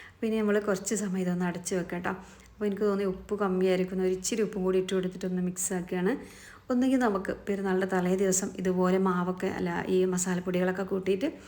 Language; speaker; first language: Malayalam; native; Malayalam